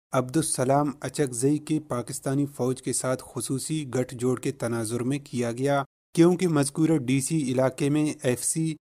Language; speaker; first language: Urdu; non-native, local second language; Baluchi